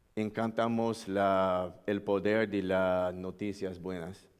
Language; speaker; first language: Spanish; non-native, learner; English